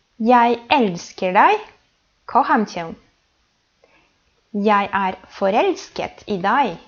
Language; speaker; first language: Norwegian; non-native, fluent; Polish